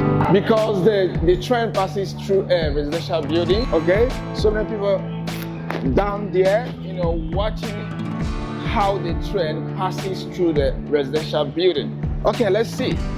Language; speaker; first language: English; non-native, local second language; Igbo